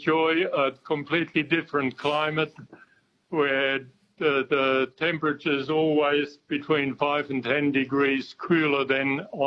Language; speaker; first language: English; non-native, fluent; German